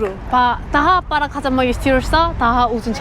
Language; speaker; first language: Turkish; non-native, learner; Korean